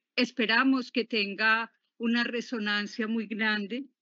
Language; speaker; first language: Spanish; native; Spanish